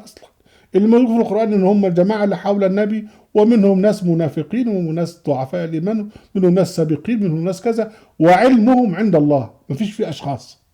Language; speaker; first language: Arabic; native; Arabic